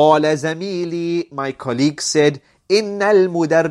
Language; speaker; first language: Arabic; non-native, fluent; English